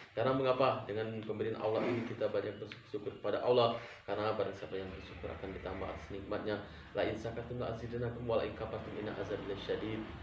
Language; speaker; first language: Indonesian; non-native, local second language; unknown